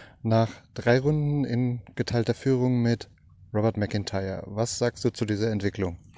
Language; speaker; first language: German; native; German